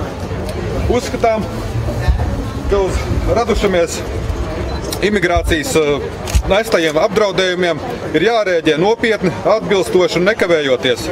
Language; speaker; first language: Latvian; native; Latvian